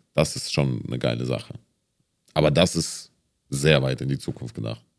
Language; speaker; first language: German; native; German